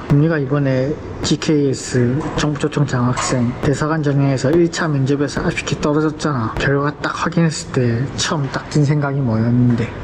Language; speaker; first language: Korean; native; Korean